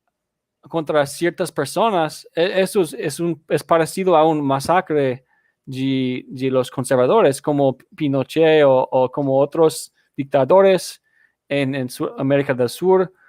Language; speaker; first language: Spanish; non-native, fluent; English